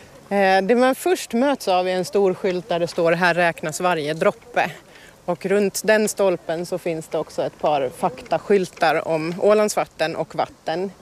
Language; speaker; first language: Swedish; native; Swedish